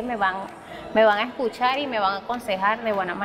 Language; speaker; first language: Spanish; native; Spanish